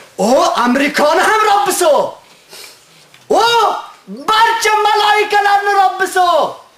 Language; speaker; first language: Uzbek; native; Uzbek